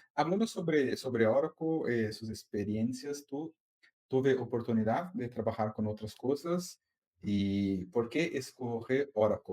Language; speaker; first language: Spanish; non-native, fluent; Portuguese